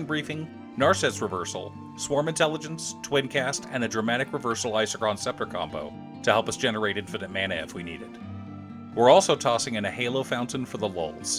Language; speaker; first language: English; native; English